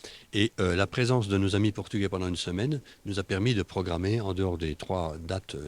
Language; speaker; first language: French; native; French